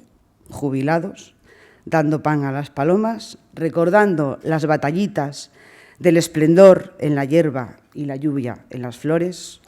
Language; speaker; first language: Spanish; native; Spanish